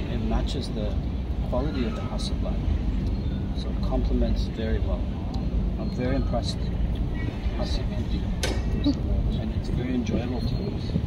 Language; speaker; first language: English; non-native, fluent; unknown